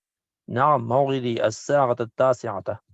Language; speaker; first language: Arabic; non-native, learner; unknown